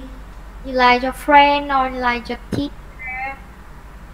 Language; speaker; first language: English; non-native, fluent; Vietnamese